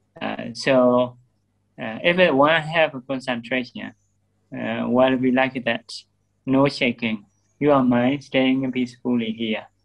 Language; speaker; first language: English; non-native, learner; Burmese